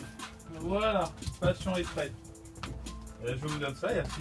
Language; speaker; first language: French; native; French